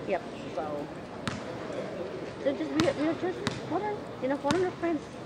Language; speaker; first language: English; non-native, fluent; Chinese